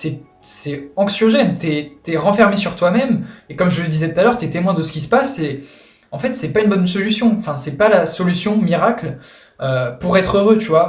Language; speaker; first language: French; native; French